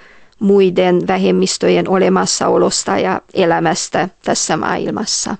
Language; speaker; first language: Finnish; non-native, fluent; Hungarian